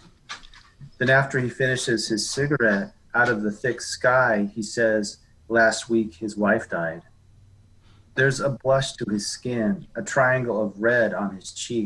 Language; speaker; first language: English; native; English